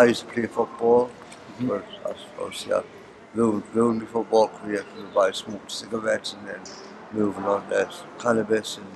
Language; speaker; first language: English; native; English